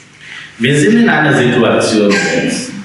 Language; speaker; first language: German; non-native, fluent; English